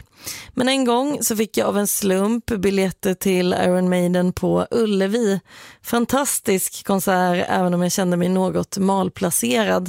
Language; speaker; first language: Swedish; native; Swedish